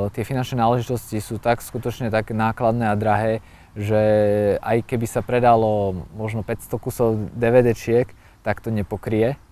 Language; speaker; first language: Slovak; native; Slovak